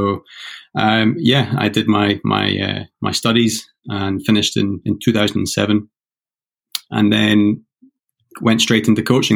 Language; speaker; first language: English; native; English